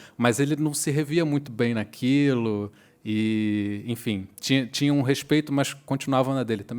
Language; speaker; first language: Portuguese; native; Portuguese